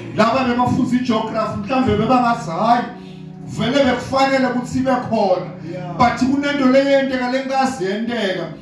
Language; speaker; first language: Zulu; non-native, local second language; Swati